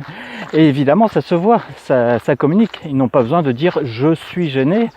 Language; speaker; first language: French; native; French